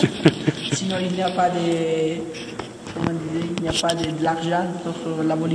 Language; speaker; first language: French; non-native, fluent; Spanish